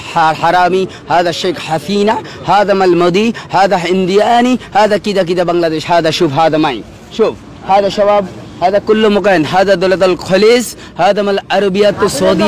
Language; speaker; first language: Arabic; non-native, learner; Bangla